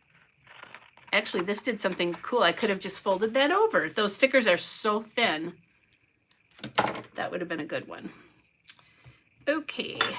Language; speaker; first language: English; native; English